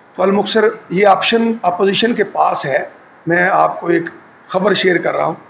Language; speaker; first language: Urdu; non-native, local second language; Punjabi